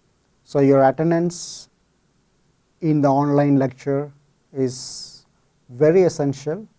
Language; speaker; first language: English; non-native, fluent; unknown